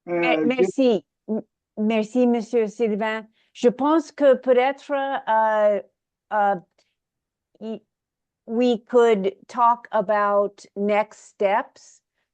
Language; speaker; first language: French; non-native, learner; English